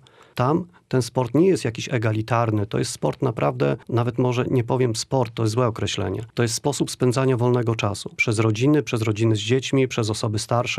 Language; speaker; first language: Polish; native; Polish